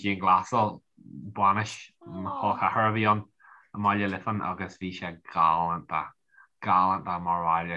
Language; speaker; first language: Irish; non-native, local second language; English